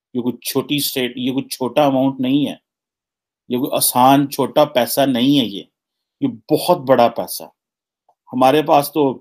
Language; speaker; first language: Urdu; native; Urdu